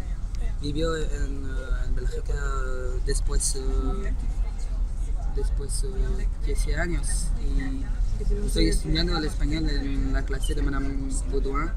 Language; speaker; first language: Spanish; non-native, learner; French